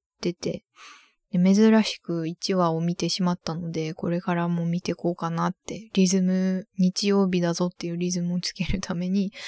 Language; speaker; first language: Japanese; native; Japanese